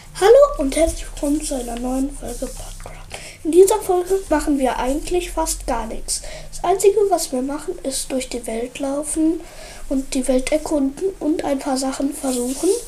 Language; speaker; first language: German; native; German